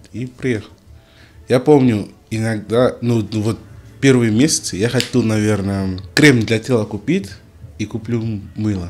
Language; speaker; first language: Russian; non-native, learner; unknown